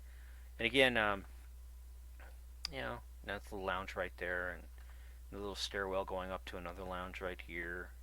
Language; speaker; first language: English; native; English